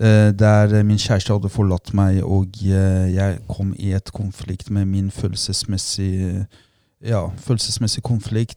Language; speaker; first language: Norwegian; non-native, fluent; Persian